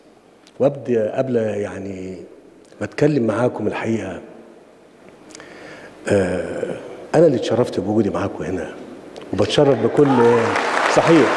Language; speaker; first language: Arabic; native; Arabic